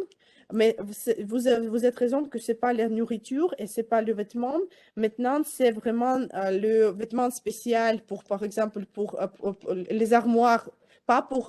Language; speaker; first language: French; non-native, fluent; Ukrainian